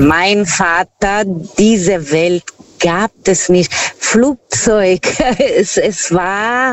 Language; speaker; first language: German; non-native, fluent; Portuguese